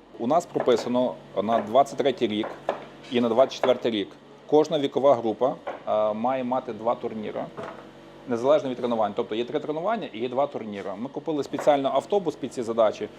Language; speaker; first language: Ukrainian; native; Ukrainian